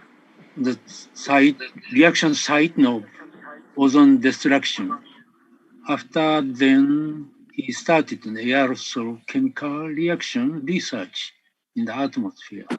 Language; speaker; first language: English; non-native, fluent; Japanese